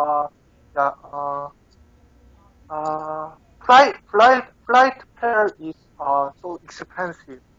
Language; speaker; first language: English; non-native, learner; Korean